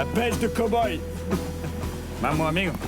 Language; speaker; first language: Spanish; non-native, learner; French